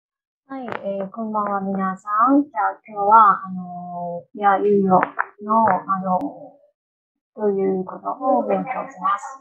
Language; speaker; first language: Japanese; non-native, learner; Khmer